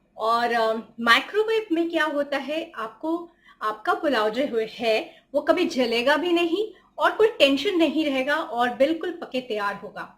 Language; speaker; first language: Hindi; non-native, local second language; Bangla